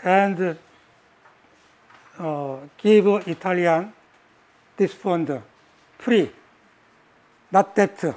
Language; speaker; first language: English; non-native, learner; Korean